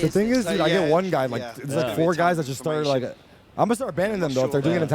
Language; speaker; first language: English; native; English